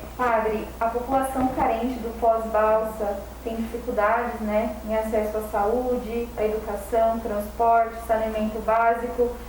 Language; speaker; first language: Portuguese; native; Portuguese